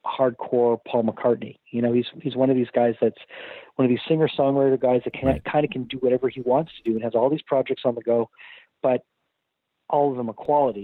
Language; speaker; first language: English; native; English